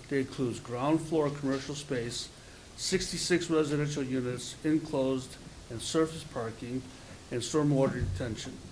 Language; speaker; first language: English; native; English